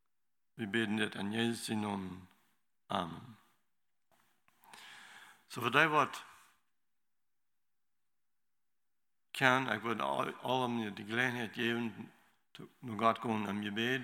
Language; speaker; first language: German; non-native, learner; Low German